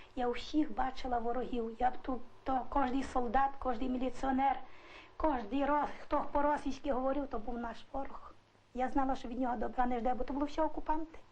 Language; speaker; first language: Ukrainian; native; Ukrainian